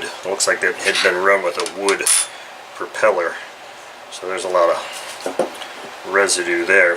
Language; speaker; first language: English; native; English